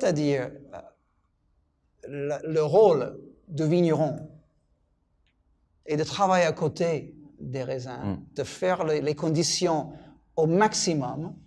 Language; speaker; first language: French; non-native, fluent; English